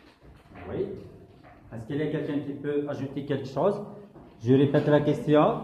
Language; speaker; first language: French; non-native, local second language; Kabyle